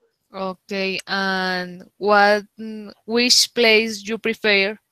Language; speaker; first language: English; non-native, learner; Spanish